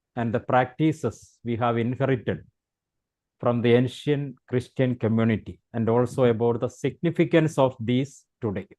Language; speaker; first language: English; non-native, local second language; Malayalam